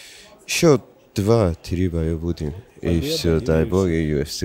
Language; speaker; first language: Russian; non-native, local second language; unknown